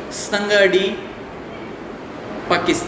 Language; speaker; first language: Indonesian; non-native, learner; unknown